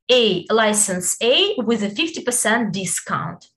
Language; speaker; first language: English; non-native, fluent; Italian